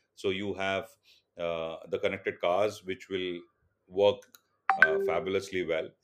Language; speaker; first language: English; non-native, local second language; Tulu